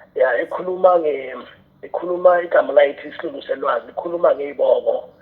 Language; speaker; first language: Zulu; non-native, local second language; South Ndebele